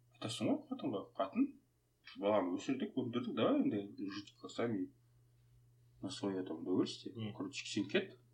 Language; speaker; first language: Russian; non-native, local second language; Kazakh